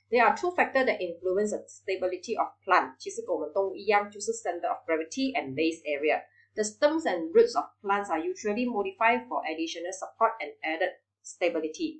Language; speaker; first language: English; non-native, local second language; Chinese